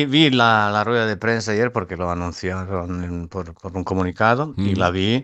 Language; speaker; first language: Spanish; non-native, fluent; Serbian